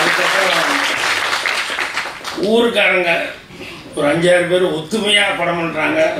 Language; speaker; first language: Tamil; native; Tamil